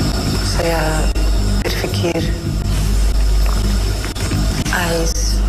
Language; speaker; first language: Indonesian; non-native, learner; English